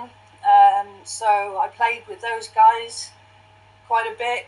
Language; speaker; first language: English; native; English